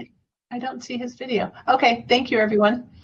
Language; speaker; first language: English; native; English